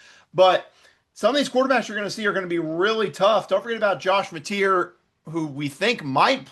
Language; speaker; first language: English; native; English